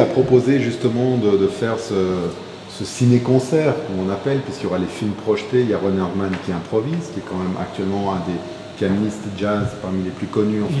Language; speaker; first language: French; native; French